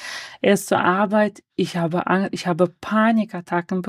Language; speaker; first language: German; early bilingual, other home language; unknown